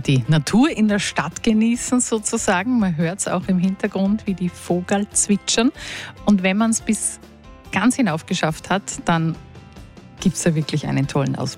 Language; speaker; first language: German; native; German